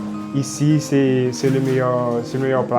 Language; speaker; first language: French; non-native, learner; Portuguese